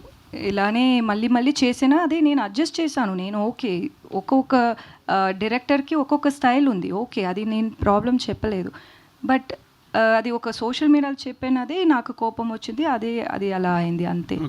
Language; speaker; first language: Telugu; non-native, learner; Tamil